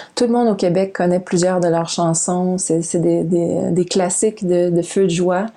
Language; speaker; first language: French; native; French